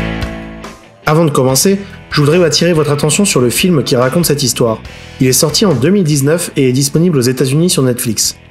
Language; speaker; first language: French; native; French